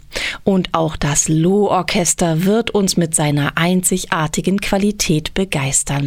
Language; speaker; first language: German; native; German